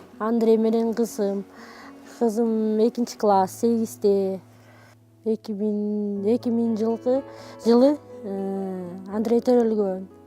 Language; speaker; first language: Kyrgyz; non-native, local second language; Russian